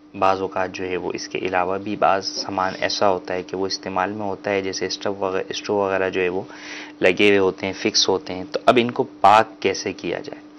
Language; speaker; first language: Urdu; native; Urdu